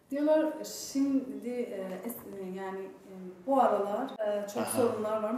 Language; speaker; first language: Turkish; non-native, fluent; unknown